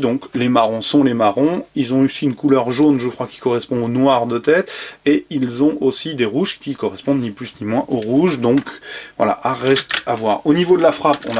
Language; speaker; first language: French; native; French